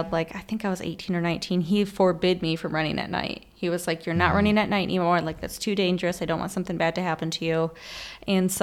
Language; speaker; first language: English; native; English